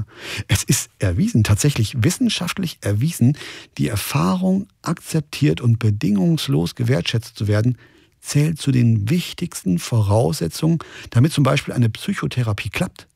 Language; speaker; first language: German; native; German